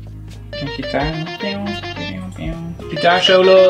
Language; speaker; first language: Dutch; native; Dutch